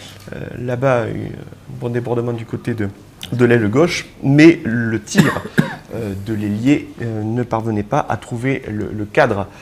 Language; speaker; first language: French; native; French